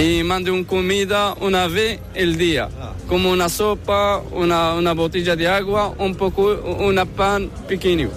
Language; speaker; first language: Spanish; non-native, learner; Arabic